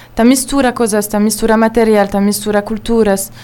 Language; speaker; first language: Portuguese; non-native, learner; Hebrew